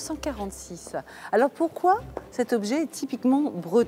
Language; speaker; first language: French; native; French